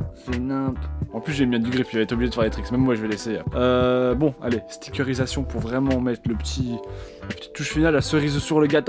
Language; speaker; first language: French; native; French